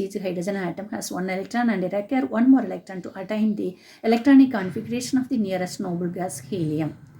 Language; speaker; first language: English; non-native, local second language; Tamil